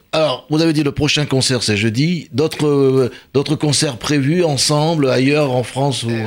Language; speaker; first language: French; native; French